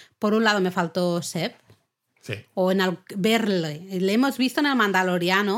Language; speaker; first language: Spanish; native; Spanish